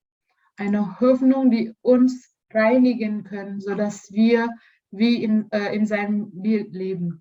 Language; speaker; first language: German; non-native, learner; Indonesian